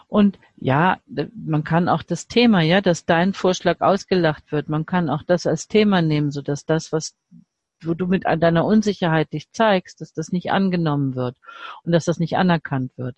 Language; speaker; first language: German; native; German